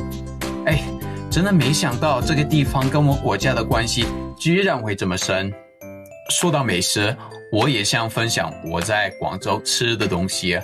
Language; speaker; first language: Chinese; non-native, fluent; English